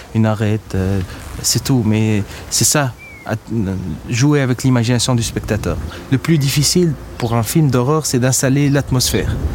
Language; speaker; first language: French; non-native, local second language; Arabic